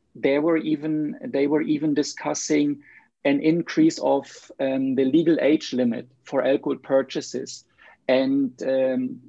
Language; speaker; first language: English; non-native, fluent; German